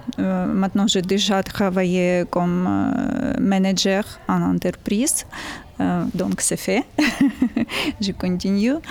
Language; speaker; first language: French; non-native, learner; Ukrainian